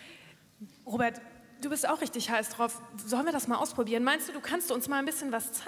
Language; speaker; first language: German; native; German